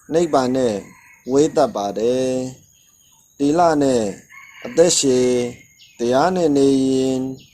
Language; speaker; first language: Burmese; non-native, local second language; Shan